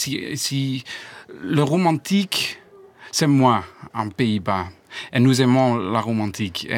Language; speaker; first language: French; non-native, learner; Dutch